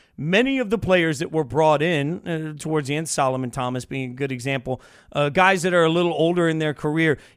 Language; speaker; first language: English; native; English